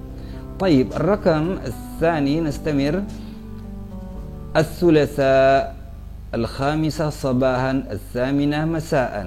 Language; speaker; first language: Arabic; non-native, fluent; Indonesian